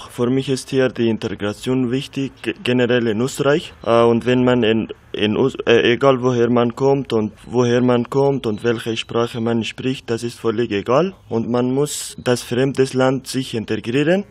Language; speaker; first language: German; non-native, learner; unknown